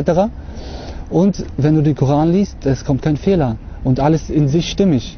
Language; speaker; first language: German; early bilingual, other home language; Russian